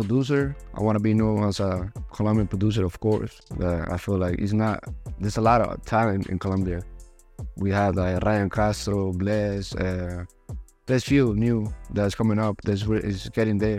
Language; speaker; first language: English; non-native, fluent; Spanish